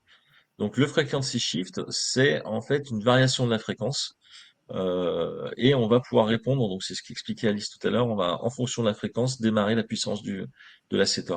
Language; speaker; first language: French; native; French